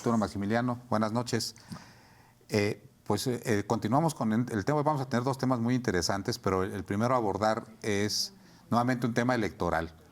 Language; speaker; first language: Spanish; native; Spanish